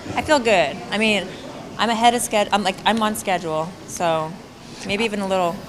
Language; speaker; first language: English; native; English